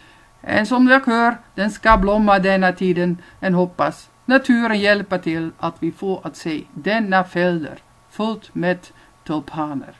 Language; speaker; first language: Swedish; non-native, fluent; Dutch